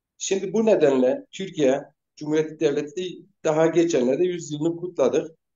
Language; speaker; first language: Turkish; non-native, local second language; Zaza